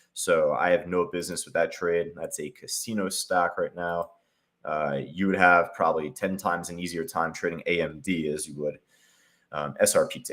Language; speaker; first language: English; native; English